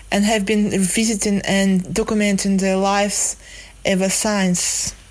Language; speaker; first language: English; non-native, fluent; Russian